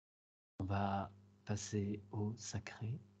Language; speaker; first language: French; native; French